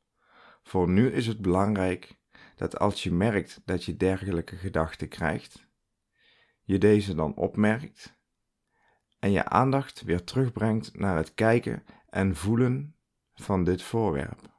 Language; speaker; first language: Dutch; native; Dutch